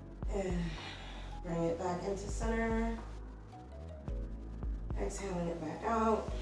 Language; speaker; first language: English; native; English